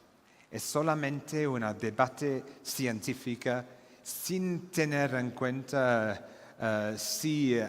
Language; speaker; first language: Spanish; non-native, fluent; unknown